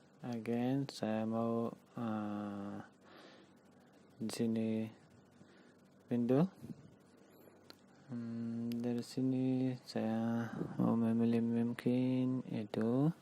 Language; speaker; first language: Indonesian; non-native, learner; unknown